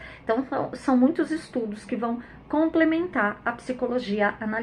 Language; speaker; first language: Portuguese; native; Portuguese